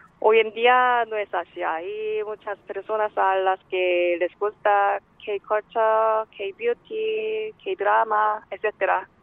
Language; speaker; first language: Spanish; non-native, fluent; Korean